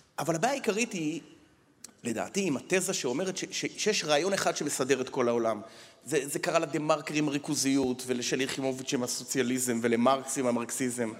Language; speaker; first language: Hebrew; native; Hebrew